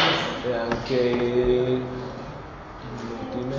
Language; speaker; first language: Italian; non-native, fluent; Spanish